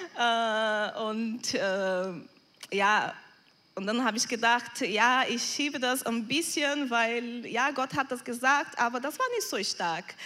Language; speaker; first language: German; non-native, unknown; Portuguese